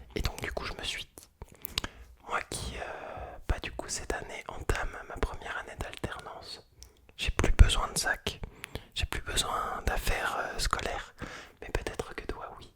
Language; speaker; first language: French; native; French